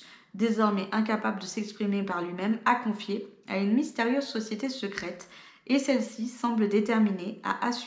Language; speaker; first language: French; native; French